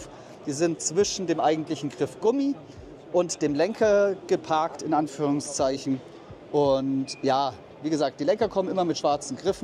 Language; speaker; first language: German; native; German